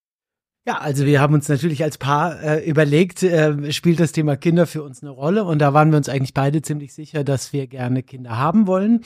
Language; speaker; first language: German; native; German